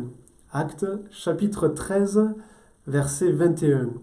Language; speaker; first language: French; native; French